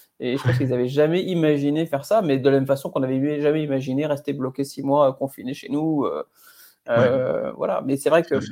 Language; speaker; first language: French; native; French